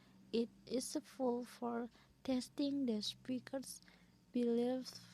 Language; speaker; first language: English; non-native, learner; Indonesian